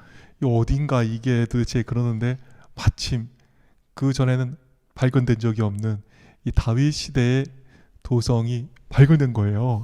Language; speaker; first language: Korean; native; Korean